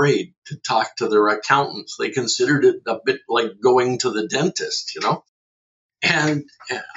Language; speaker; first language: English; native; English